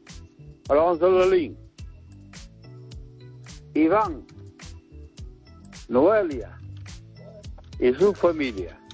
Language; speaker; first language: Spanish; non-native, local second language; Galician